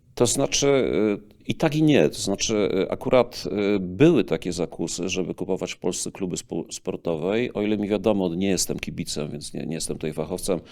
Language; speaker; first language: Polish; native; Polish